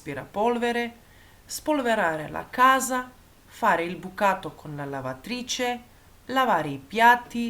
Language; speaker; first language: Italian; non-native, fluent; Macedonian